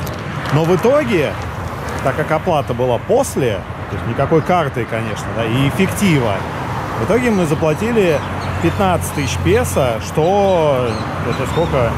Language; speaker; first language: Russian; native; Russian